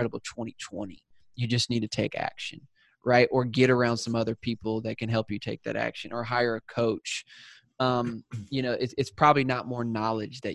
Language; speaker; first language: English; native; English